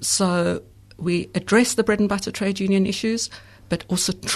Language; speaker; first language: English; native; English